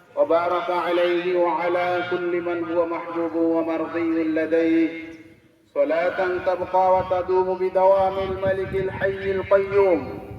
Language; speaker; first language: Arabic; non-native, fluent; Bangla